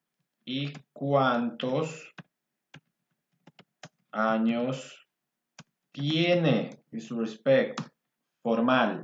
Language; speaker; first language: Spanish; non-native, fluent; English